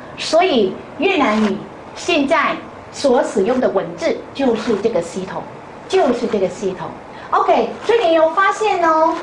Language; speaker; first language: Chinese; non-native, fluent; Vietnamese